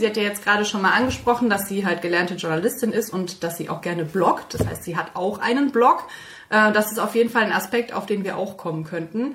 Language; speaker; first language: German; native; German